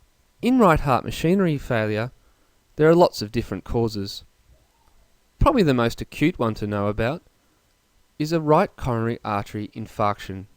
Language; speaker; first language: English; native; English